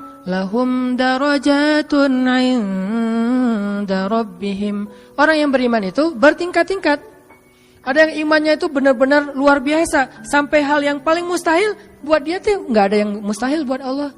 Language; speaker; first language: Indonesian; native; Indonesian